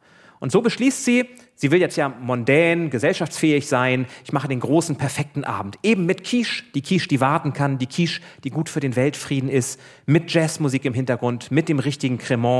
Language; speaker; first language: German; native; German